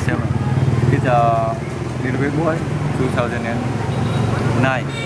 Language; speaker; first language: English; non-native, learner; Vietnamese